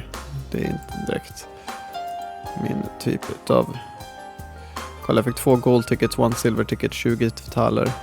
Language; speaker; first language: Swedish; native; Swedish